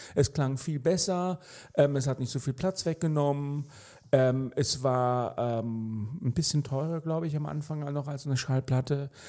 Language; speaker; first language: German; native; German